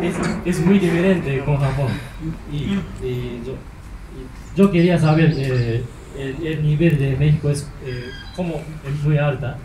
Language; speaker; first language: Spanish; non-native, learner; Japanese